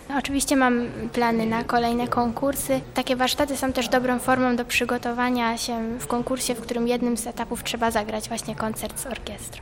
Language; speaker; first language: Polish; native; Polish